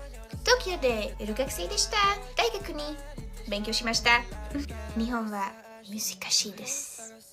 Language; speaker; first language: Japanese; non-native, learner; Hungarian